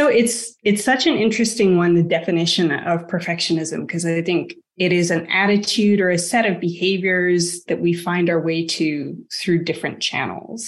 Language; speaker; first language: English; native; English